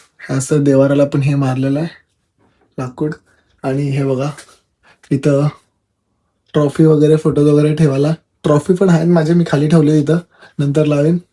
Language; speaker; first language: Marathi; non-native, local second language; Telugu